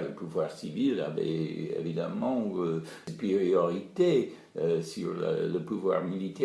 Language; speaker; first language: French; non-native, fluent; English